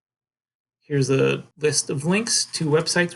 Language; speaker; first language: English; native; English